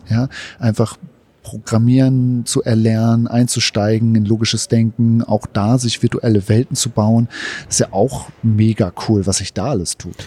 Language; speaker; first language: German; native; German